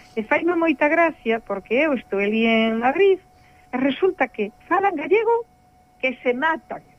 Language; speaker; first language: Galician; native; Galician